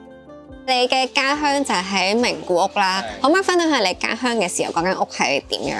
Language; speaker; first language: Cantonese; native; Cantonese